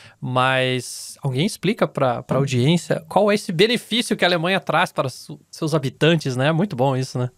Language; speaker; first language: Portuguese; native; Portuguese